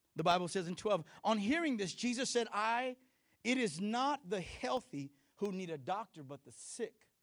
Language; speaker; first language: English; native; English